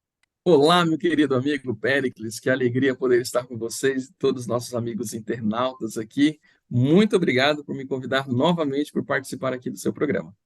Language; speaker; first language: Portuguese; native; Portuguese